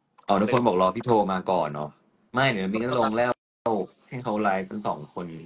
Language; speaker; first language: Thai; native; Thai